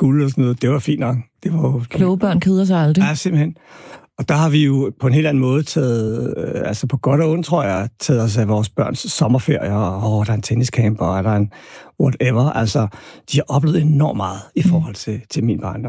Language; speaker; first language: Danish; native; Danish